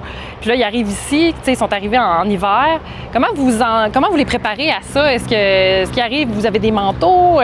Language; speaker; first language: French; native; French